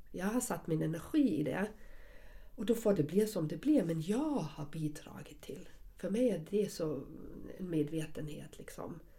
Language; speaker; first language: Swedish; non-native, fluent; German